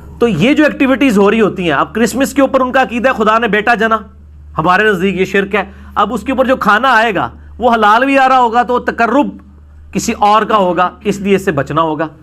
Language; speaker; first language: Urdu; non-native, local second language; Punjabi